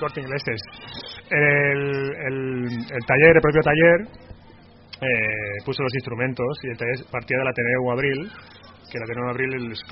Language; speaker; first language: Spanish; native; Spanish